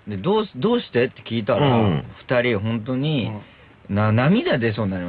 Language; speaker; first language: Japanese; native; Japanese